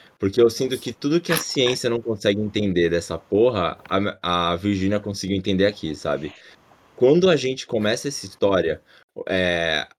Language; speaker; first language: Portuguese; native; Portuguese